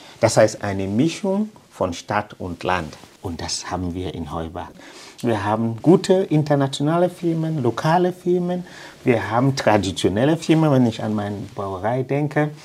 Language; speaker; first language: German; non-native, fluent; English